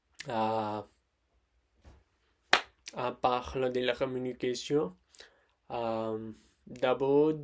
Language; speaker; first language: French; non-native, learner; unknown